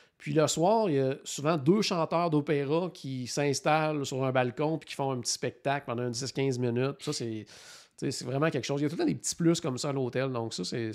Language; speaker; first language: French; native; French